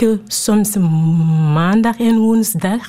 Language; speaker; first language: Dutch; non-native, learner; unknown